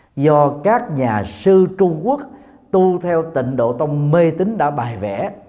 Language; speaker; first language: Vietnamese; native; Vietnamese